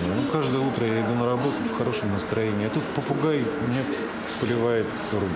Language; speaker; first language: Russian; native; Russian